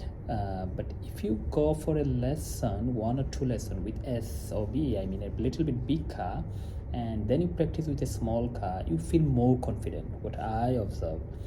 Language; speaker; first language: English; non-native, local second language; Sylheti